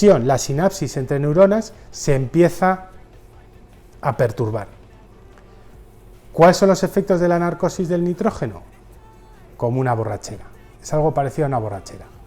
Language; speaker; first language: Spanish; native; Spanish